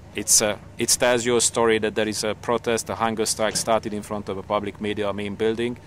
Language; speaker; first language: English; non-native, fluent; Hungarian